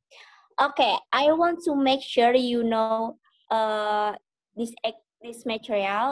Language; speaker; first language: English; non-native, learner; Indonesian